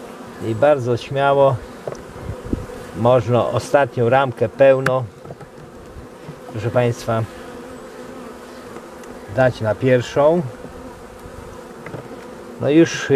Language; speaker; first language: Polish; native; Polish